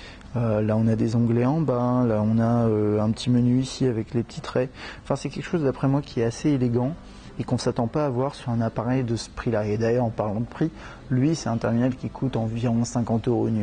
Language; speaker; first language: French; native; French